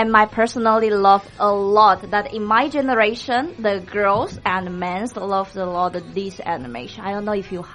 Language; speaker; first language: English; non-native, learner; Chinese